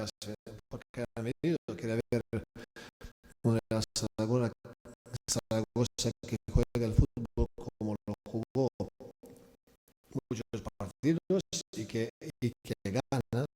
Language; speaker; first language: Spanish; non-native, fluent; Serbian